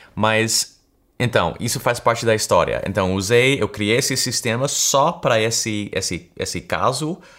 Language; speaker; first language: Portuguese; early bilingual, heritage; English